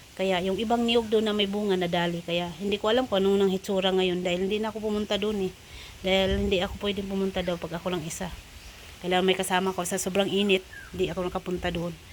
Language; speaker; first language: Filipino; non-native, local second language; Cebuano